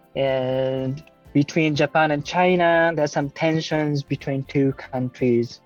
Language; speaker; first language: English; non-native, fluent; Japanese